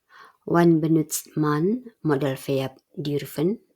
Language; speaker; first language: German; non-native, fluent; Indonesian